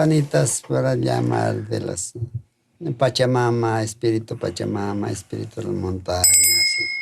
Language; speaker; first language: Spanish; non-native, local second language; Quechua